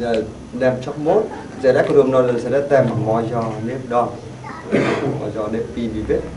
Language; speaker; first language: Hungarian; non-native, learner; Vietnamese